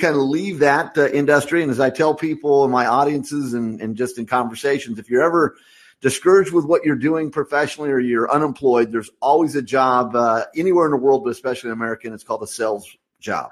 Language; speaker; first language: English; native; English